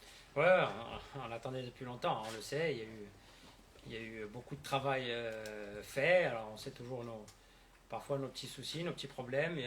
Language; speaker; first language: French; native; French